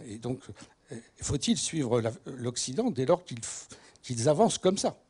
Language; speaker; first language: French; native; French